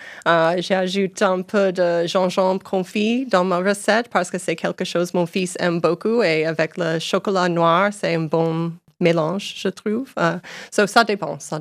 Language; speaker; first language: French; non-native, learner; English